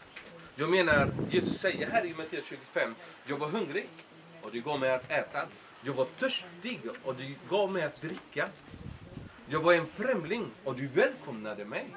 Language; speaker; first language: Swedish; non-native, fluent; Spanish